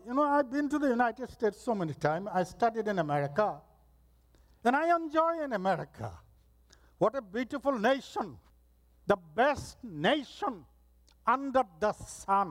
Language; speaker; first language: English; non-native, local second language; Bangla